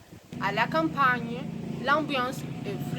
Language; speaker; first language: French; non-native, learner; Spanish